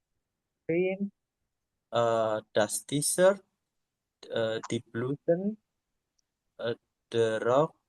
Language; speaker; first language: German; non-native, learner; Indonesian